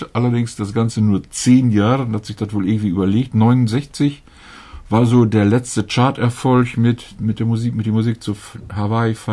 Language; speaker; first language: German; native; German